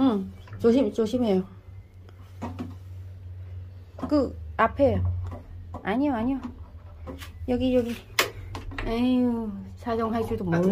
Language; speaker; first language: Korean; non-native, learner; Vietnamese